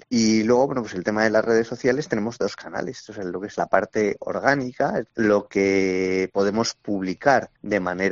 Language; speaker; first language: Spanish; native; Spanish